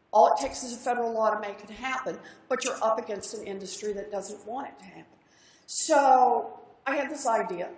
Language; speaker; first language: English; native; English